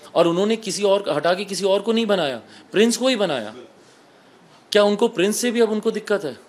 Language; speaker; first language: Hindi; native; Hindi